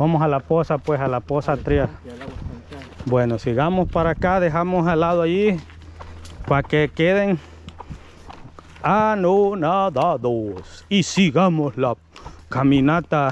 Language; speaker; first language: Spanish; native; Spanish